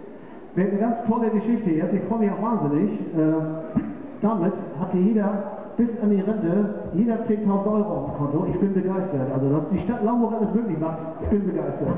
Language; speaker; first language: German; native; German